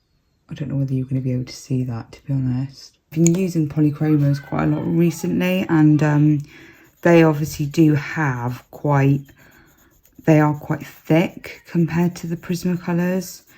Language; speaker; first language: English; native; English